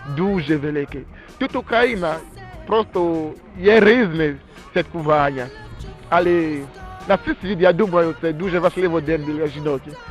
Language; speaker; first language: Ukrainian; non-native, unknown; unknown